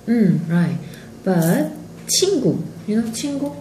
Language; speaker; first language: English; non-native, fluent; Korean